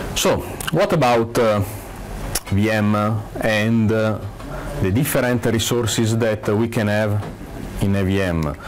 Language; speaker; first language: English; non-native, fluent; Italian